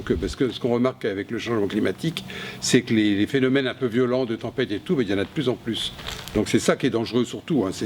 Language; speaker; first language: French; native; French